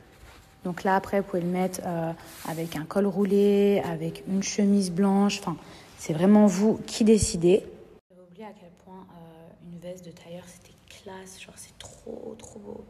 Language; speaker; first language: French; native; French